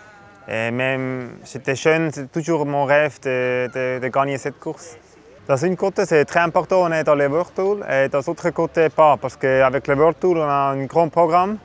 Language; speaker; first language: French; non-native, fluent; German